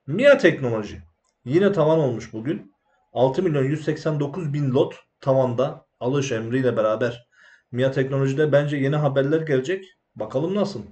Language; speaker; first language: Turkish; native; Turkish